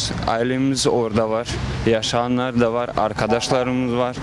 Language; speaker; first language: Turkish; non-native, learner; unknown